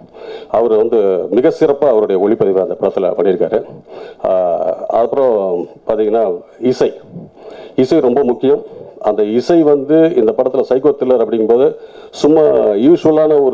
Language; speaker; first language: Tamil; native; Tamil